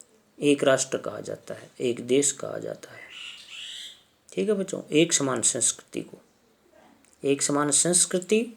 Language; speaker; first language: Hindi; native; Hindi